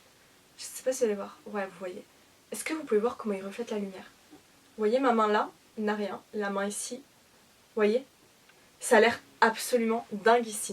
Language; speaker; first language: French; native; French